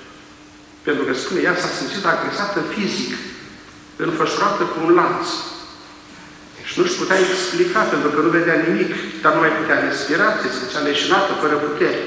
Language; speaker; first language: Romanian; native; Romanian